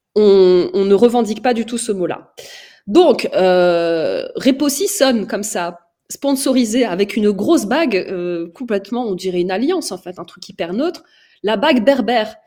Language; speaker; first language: French; native; French